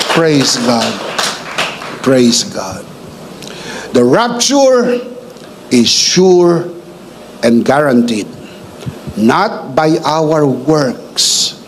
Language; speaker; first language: English; non-native, local second language; Filipino